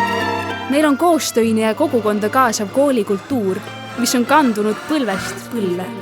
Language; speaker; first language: Estonian; native; Estonian